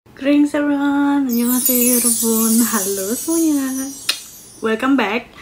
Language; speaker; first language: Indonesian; native; Indonesian